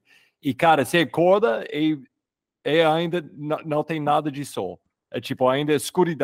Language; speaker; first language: Portuguese; non-native, fluent; English